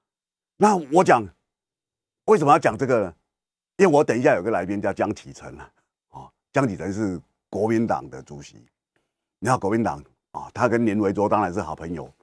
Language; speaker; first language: Chinese; native; Chinese